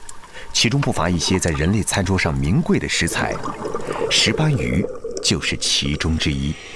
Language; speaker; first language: Chinese; native; Chinese